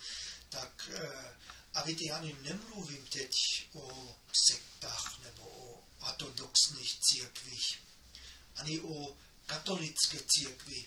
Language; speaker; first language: Czech; non-native, fluent; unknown